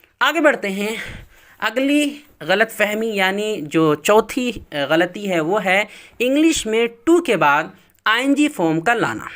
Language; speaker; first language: Urdu; native; Urdu